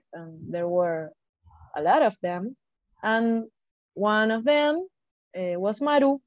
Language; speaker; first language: English; non-native, fluent; Spanish